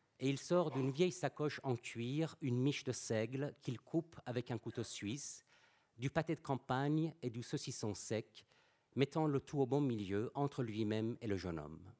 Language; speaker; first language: French; non-native, fluent; Persian